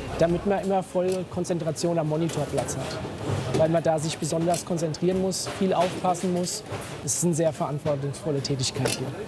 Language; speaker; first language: German; native; German